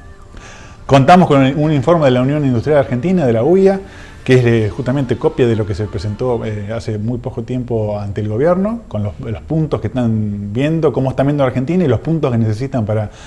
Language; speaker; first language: Spanish; native; Spanish